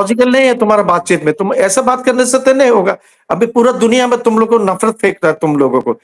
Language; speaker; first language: Hindi; non-native, learner; Bangla